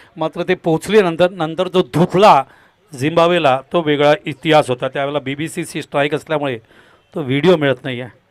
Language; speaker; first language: Marathi; non-native, local second language; Tamil